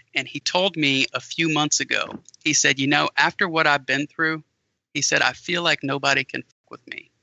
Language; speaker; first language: English; native; English